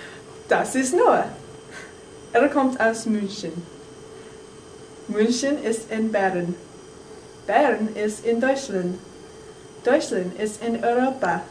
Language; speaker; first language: German; non-native, learner; English